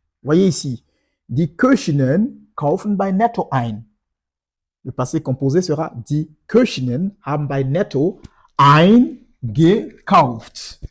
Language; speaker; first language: German; non-native, fluent; French